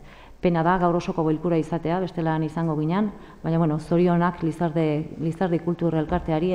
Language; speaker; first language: Basque; native; Basque